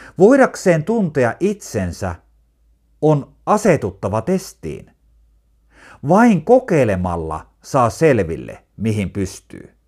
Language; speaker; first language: Finnish; native; Finnish